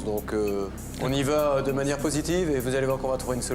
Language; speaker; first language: French; native; French